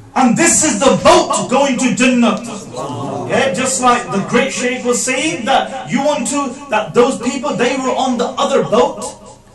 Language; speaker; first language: English; early bilingual, other home language; Punjabi